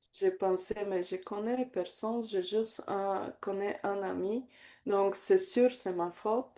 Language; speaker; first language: French; non-native, learner; Bulgarian